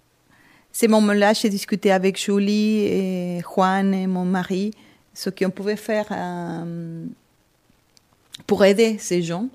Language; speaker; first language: French; non-native, fluent; Spanish